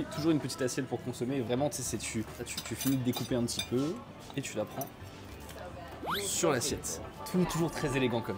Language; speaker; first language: French; native; French